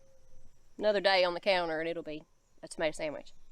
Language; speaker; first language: English; native; English